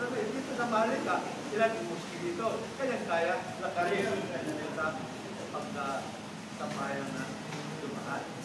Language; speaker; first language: Filipino; non-native, local second language; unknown